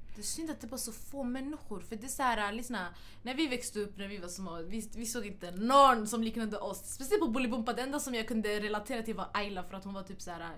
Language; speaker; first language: Swedish; early bilingual, other home language; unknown